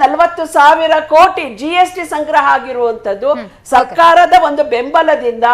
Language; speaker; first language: Kannada; native; Kannada